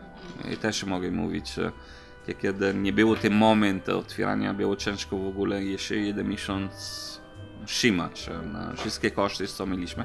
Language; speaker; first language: Polish; non-native, learner; Italian